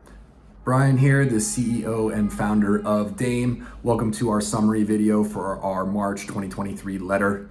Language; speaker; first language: English; native; English